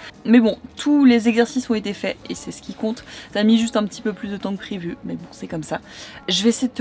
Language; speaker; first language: French; native; French